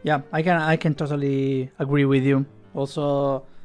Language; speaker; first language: English; non-native, fluent; Italian